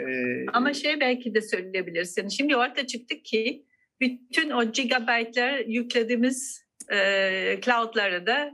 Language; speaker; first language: Turkish; non-native, fluent; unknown